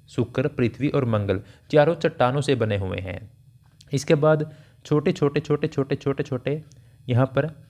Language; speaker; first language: Hindi; native; Hindi